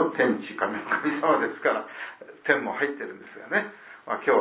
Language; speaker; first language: Japanese; native; Japanese